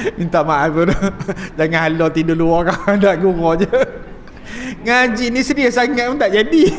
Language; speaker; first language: Malay; native; Malay